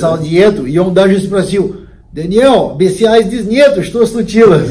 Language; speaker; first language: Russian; non-native, fluent; Portuguese